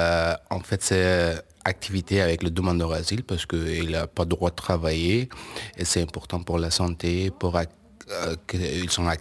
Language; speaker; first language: French; non-native, learner; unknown